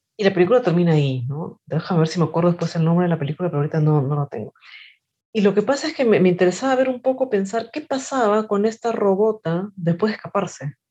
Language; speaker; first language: Spanish; native; Spanish